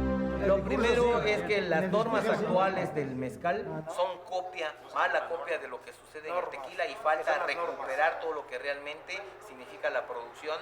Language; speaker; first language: Spanish; native; Spanish